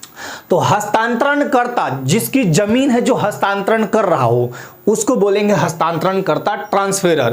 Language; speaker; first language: Hindi; native; Hindi